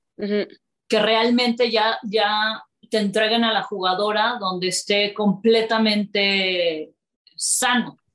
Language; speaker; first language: Spanish; native; Spanish